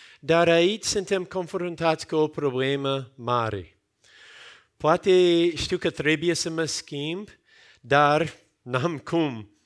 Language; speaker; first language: Romanian; non-native, fluent; English